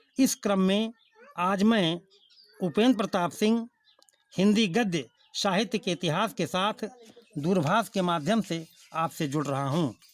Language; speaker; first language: Hindi; native; Hindi